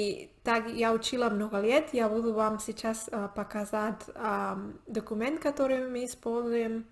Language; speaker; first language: Russian; non-native, learner; Spanish